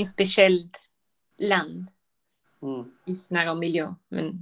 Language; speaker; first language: Danish; non-native, learner; Spanish